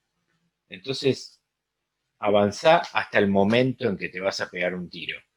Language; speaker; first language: Spanish; native; Spanish